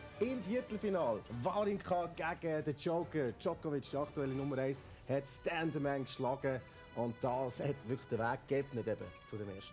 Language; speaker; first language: German; native; German